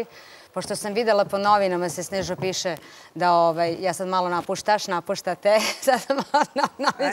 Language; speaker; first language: Serbian; native; Serbian